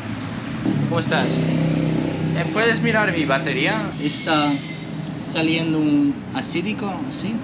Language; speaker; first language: Spanish; non-native, learner; English